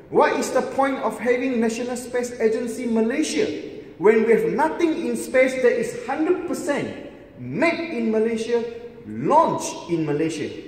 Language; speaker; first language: English; non-native, local second language; Malay